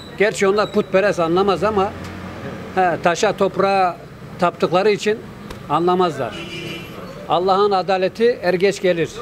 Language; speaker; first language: Turkish; native; Turkish